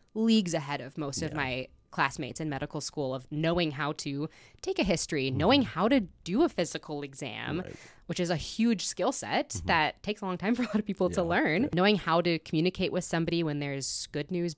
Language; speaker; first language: English; native; English